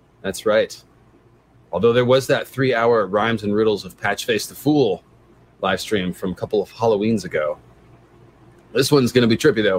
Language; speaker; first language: English; native; English